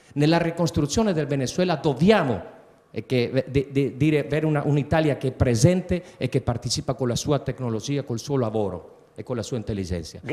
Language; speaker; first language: Italian; early bilingual, heritage; Spanish